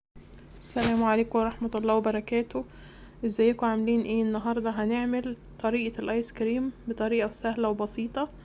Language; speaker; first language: Arabic; native; Arabic